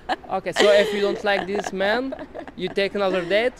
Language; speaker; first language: English; non-native, learner; Arabic